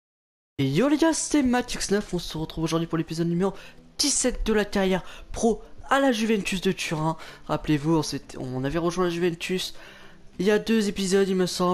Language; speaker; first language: French; native; French